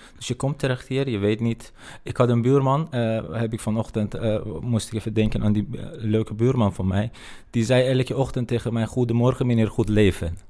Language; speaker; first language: Dutch; non-native, fluent; Persian